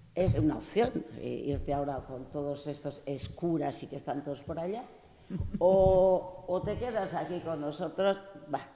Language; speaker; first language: Spanish; non-native, local second language; Basque